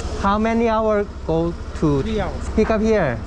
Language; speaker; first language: English; non-native, learner; Korean